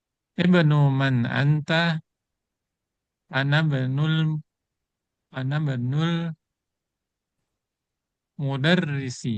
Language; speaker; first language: Arabic; non-native, learner; Indonesian